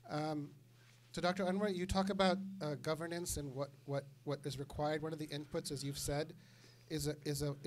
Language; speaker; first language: English; native; English